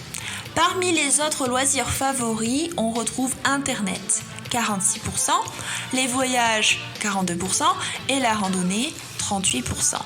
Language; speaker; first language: French; non-native, fluent; Chinese